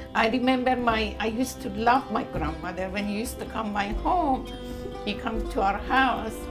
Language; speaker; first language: English; non-native, learner; Persian